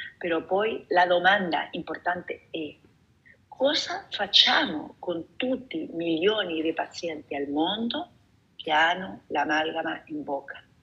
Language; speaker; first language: Italian; non-native, fluent; Spanish